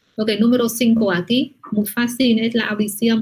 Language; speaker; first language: Spanish; non-native, fluent; Vietnamese